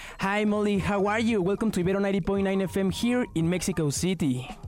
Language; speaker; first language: English; non-native, fluent; Spanish